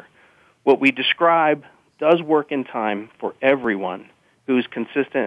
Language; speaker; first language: English; native; English